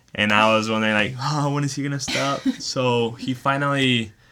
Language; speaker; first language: English; non-native, fluent; Spanish